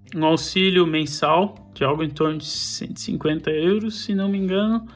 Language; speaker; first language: Portuguese; native; Portuguese